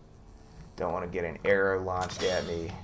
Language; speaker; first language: English; native; English